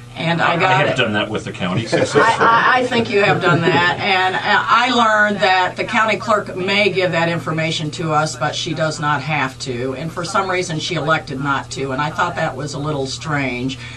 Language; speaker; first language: English; native; English